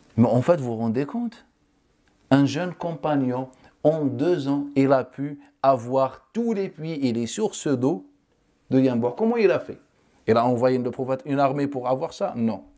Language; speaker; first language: French; non-native, local second language; Wolof